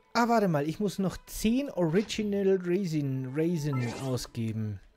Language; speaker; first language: German; native; German